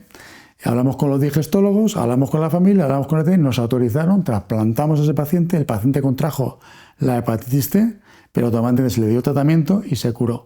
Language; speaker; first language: Spanish; native; Spanish